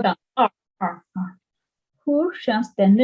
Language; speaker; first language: Swedish; non-native, learner; Chinese